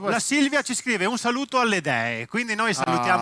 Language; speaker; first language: Italian; native; Italian